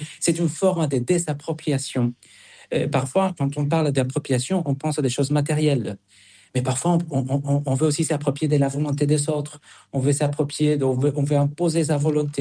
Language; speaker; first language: French; non-native, fluent; Spanish